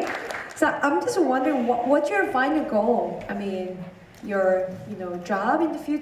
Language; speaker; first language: English; non-native, learner; Korean